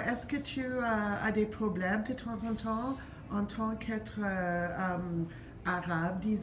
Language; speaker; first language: French; non-native, learner; English